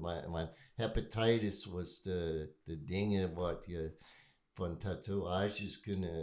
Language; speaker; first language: Dutch; non-native, learner; English